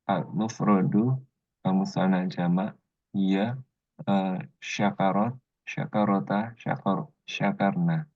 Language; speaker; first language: Arabic; non-native, learner; Indonesian